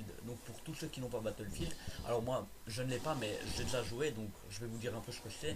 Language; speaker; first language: French; native; French